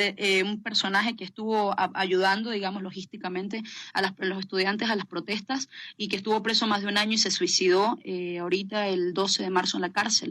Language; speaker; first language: Spanish; native; Spanish